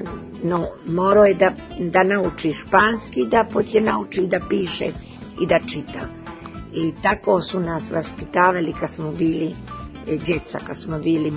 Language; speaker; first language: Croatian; early bilingual, heritage; Serbian